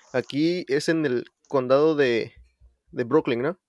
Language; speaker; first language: Spanish; native; Spanish